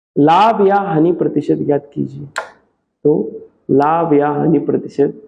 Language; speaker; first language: Hindi; non-native, local second language; Marathi